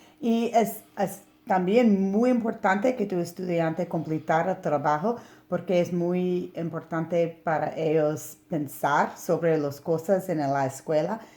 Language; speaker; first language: Spanish; non-native, learner; English